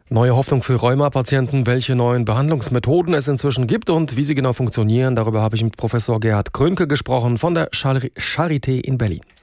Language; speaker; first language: German; native; German